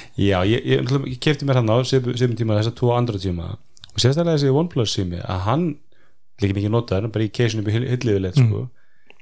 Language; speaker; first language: Icelandic; native; Icelandic